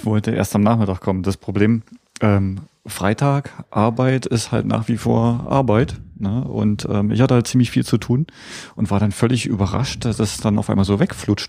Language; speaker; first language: German; native; German